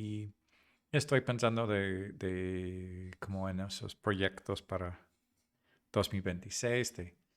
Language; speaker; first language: Spanish; non-native, fluent; English